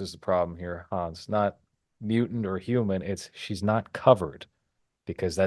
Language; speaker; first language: English; native; English